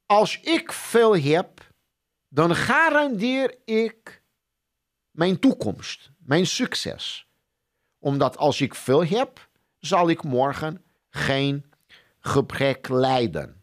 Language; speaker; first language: Dutch; non-native, fluent; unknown